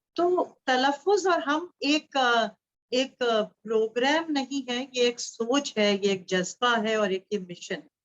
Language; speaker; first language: Urdu; native; Urdu